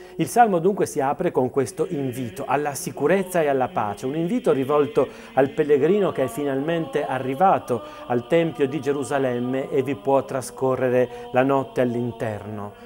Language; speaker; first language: Italian; native; Italian